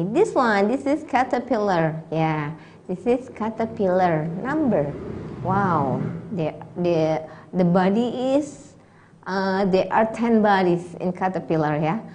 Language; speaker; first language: English; non-native, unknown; Indonesian